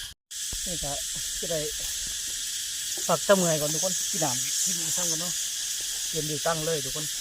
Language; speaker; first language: Thai; non-native, local second language; Northeastern Thai